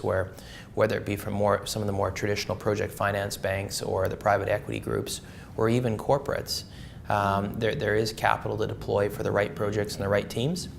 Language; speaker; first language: English; native; English